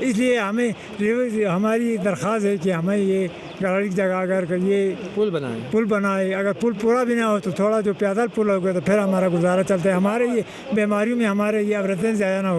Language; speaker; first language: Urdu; non-native, local second language; Shina